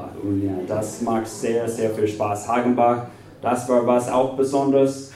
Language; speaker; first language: German; non-native, fluent; English